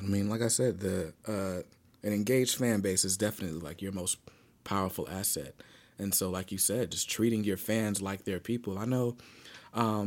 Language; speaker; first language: English; native; English